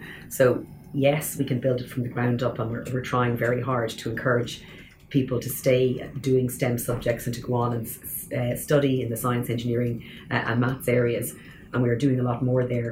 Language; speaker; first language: English; native; English